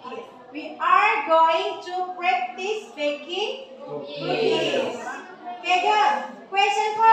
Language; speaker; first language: English; non-native, learner; Indonesian